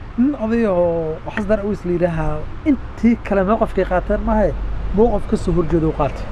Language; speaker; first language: Somali; native; Somali